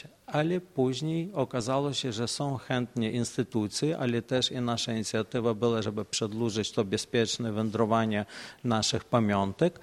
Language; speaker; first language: Polish; non-native, fluent; Ukrainian